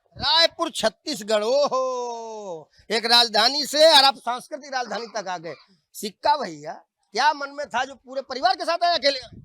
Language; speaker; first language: Hindi; native; Hindi